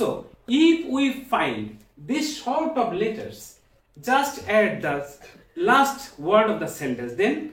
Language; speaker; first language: English; non-native, local second language; Bangla